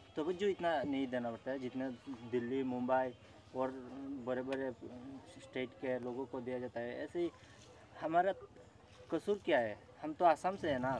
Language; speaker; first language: Hindi; non-native, local second language; Bangla